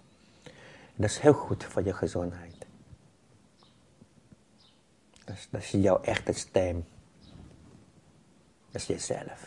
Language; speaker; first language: Dutch; non-native, fluent; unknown